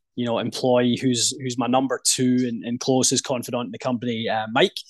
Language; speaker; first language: English; native; English